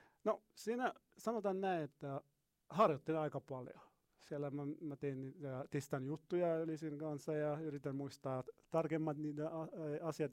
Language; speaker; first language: Finnish; non-native, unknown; Arabic